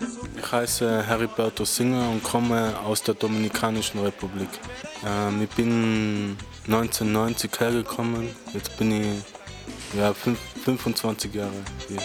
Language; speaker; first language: German; early bilingual, other home language; Spanish